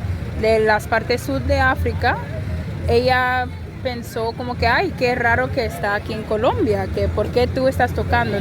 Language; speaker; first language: Spanish; non-native, fluent; English